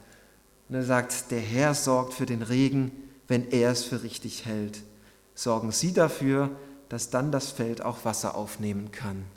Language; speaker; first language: German; native; German